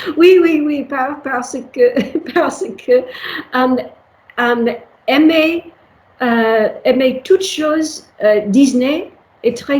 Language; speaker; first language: French; non-native, fluent; English